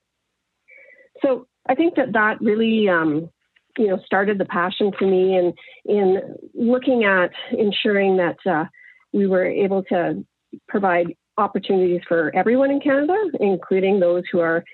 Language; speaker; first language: English; native; English